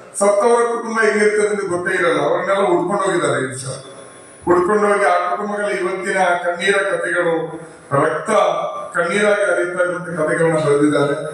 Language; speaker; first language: Kannada; non-native, local second language; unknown